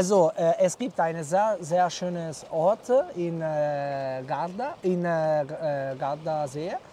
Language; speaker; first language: German; non-native, learner; Italian